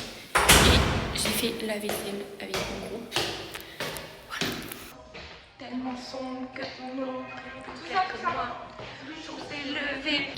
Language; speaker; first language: French; native; French